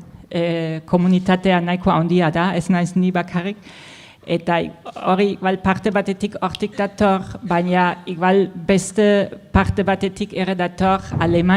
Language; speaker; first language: Basque; non-native, fluent; German